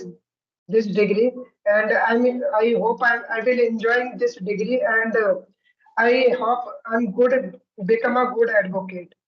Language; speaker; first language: English; non-native, learner; Hindi